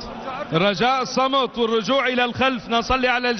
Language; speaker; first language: Arabic; native; Arabic